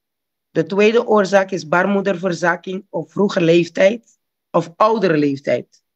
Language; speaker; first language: Dutch; non-native, local second language; Papiamento